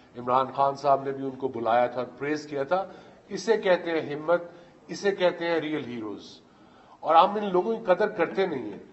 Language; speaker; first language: Urdu; native; Urdu